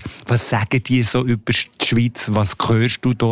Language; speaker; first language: German; native; German